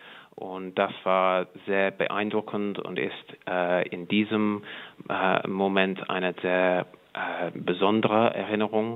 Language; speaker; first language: German; non-native, fluent; English